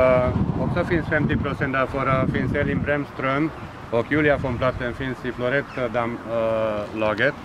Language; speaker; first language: Swedish; non-native, learner; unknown